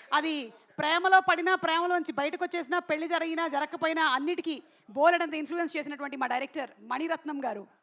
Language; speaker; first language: Telugu; native; Telugu